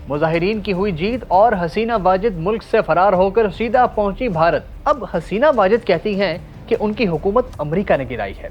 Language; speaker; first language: Urdu; native; Urdu